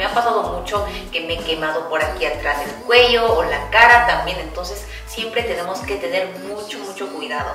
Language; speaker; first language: Spanish; non-native, fluent; Korean